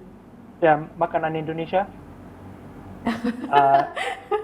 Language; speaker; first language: Indonesian; non-native, fluent; English